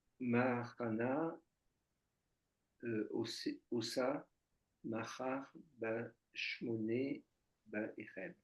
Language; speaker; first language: Hebrew; non-native, learner; French